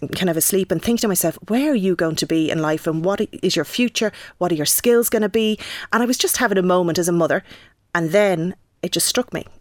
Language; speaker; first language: English; native; English